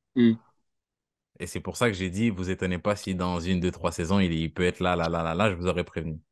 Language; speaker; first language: French; native; French